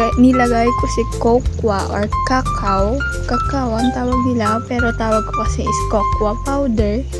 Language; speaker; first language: Filipino; non-native, local second language; Iloko